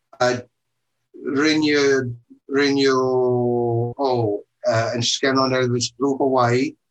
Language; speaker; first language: Irish; non-native, learner; English